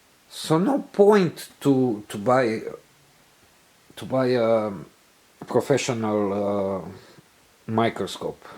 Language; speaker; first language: English; non-native, learner; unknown